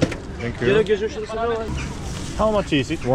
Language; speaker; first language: English; non-native, learner; Korean